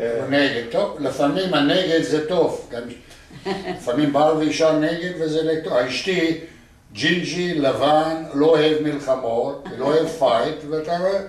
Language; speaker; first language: Hebrew; non-native, learner; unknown